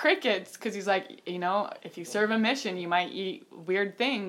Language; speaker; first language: English; native; English